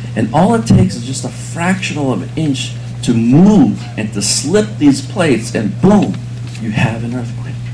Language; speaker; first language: English; early bilingual, other home language; Vietnamese